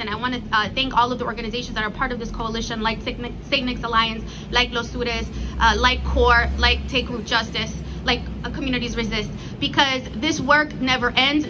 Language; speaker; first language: English; early bilingual, other home language; Spanish